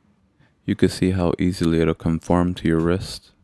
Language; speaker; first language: English; native; English